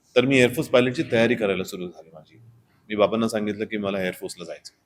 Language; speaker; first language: Marathi; non-native, fluent; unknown